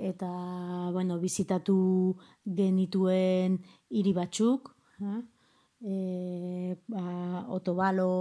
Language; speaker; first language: Basque; non-native, local second language; Spanish